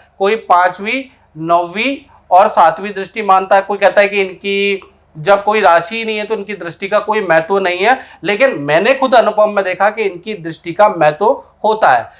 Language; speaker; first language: Hindi; native; Hindi